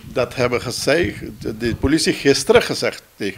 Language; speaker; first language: Dutch; non-native, local second language; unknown